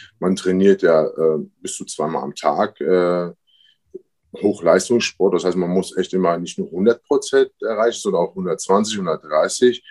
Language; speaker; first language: German; early bilingual, other home language; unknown